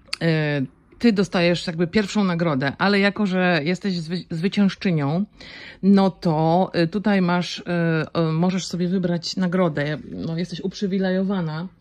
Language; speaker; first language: Polish; native; Polish